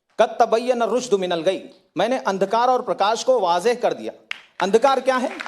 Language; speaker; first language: Hindi; native; Hindi